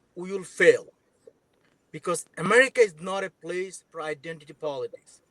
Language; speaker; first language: English; non-native, local second language; Bangla